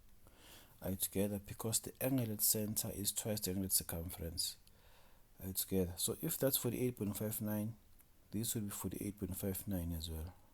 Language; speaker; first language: English; non-native, local second language; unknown